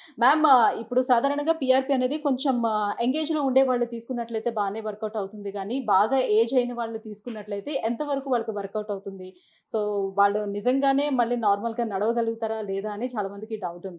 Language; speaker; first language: Telugu; native; Telugu